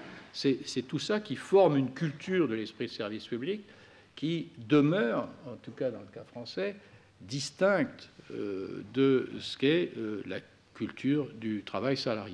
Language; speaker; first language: French; native; French